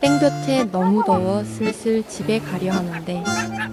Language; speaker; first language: Korean; native; Korean